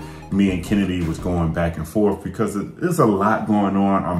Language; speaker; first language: English; native; English